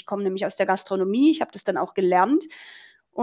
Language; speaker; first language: German; native; German